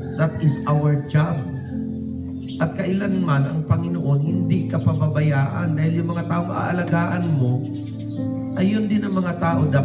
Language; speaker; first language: Filipino; non-native, local second language; Cebuano